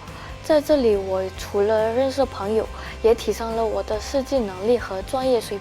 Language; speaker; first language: Chinese; non-native, fluent; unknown